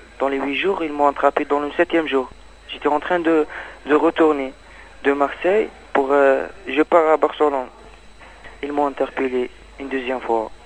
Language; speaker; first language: French; non-native, learner; Arabic